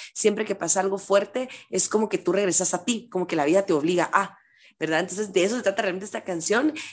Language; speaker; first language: Spanish; native; Spanish